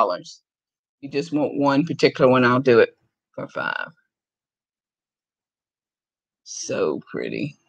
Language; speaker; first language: English; native; English